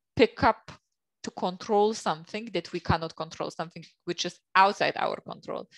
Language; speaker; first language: English; non-native, fluent; Lithuanian